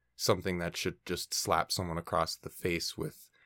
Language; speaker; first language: English; native; English